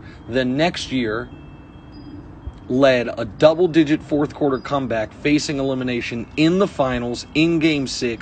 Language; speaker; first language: English; native; English